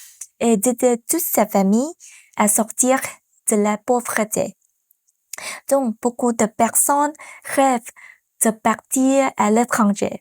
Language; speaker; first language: French; non-native, fluent; Vietnamese